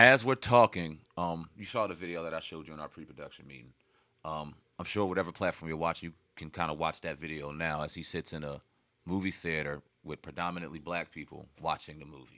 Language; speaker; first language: English; native; English